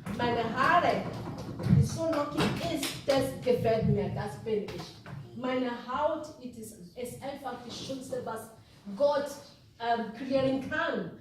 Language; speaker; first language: German; non-native, fluent; Igbo